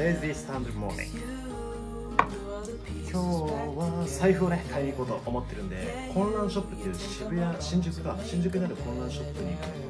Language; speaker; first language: Japanese; native; Japanese